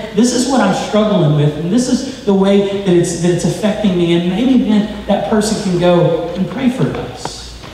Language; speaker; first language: English; native; English